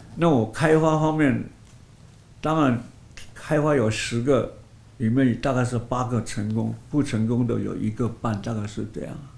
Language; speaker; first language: Chinese; non-native, local second language; Hakka Chinese